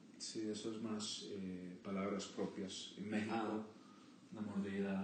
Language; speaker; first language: Spanish; early bilingual, heritage; Spanish